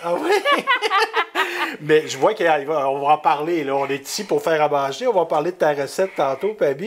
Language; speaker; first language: French; native; French